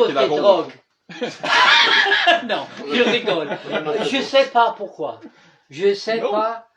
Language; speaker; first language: French; non-native, fluent; English